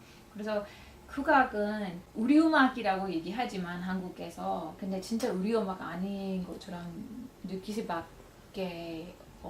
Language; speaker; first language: Korean; non-native, fluent; English